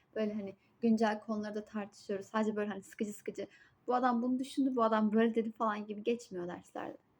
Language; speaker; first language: Turkish; native; Turkish